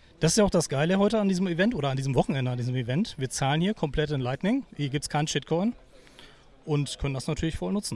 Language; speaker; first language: German; native; German